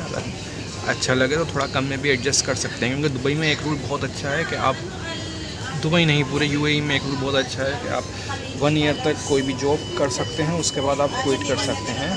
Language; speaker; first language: Hindi; native; Hindi